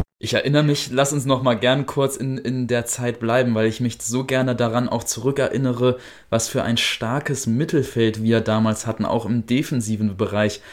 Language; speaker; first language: German; native; German